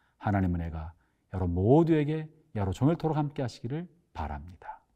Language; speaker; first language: Korean; native; Korean